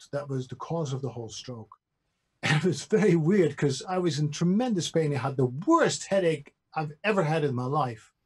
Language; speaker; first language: English; non-native, fluent; Dutch